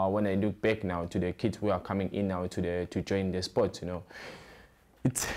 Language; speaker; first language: English; non-native, local second language; Zulu